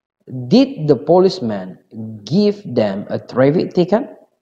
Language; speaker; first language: English; non-native, fluent; Indonesian